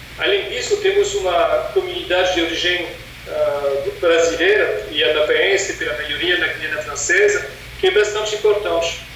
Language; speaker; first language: Portuguese; non-native, fluent; French